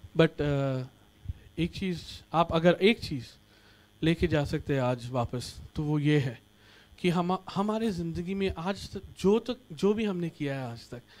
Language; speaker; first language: Hindi; non-native, local second language; Marathi